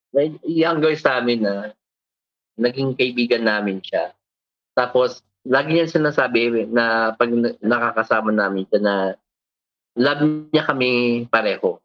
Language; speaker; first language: Filipino; native; Filipino